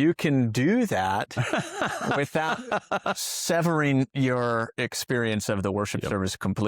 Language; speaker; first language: English; native; English